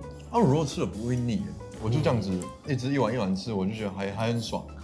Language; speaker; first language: Chinese; non-native, local second language; English